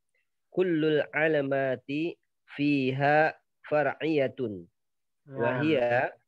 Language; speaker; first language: Arabic; non-native, learner; Indonesian